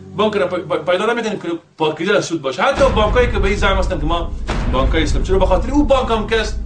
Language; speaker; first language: Persian; native; Persian